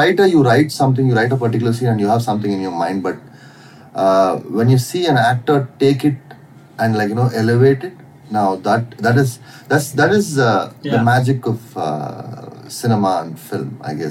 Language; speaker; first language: English; non-native, local second language; Tamil